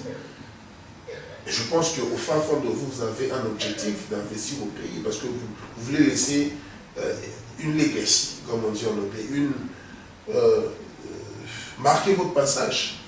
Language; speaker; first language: French; non-native, local second language; Lingala